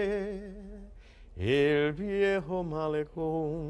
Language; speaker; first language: Spanish; early bilingual, heritage; Spanish